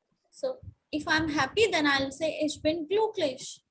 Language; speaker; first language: German; non-native, learner; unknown